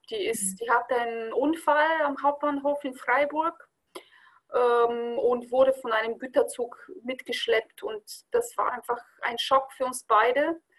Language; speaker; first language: German; non-native, fluent; Bulgarian